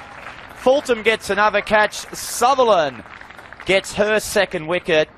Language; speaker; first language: English; native; English